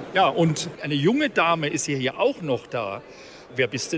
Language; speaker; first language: German; native; German